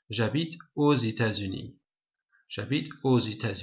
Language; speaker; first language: French; non-native, fluent; English